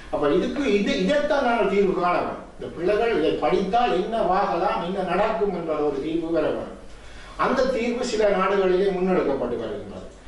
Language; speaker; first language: Tamil; native; Tamil